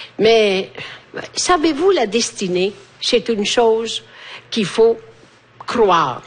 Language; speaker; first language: French; non-native, fluent; Italian